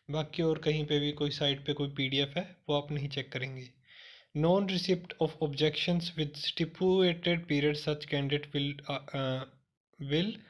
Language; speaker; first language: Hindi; non-native, local second language; Punjabi